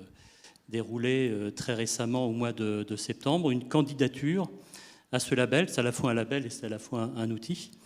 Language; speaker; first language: French; native; French